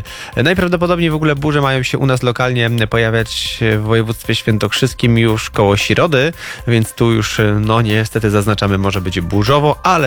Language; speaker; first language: Polish; native; Polish